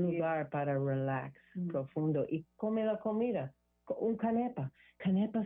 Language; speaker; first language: Spanish; non-native, learner; English